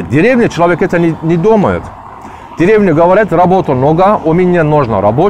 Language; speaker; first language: Russian; non-native, learner; Turkish